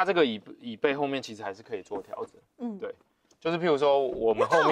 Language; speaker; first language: Chinese; native; Chinese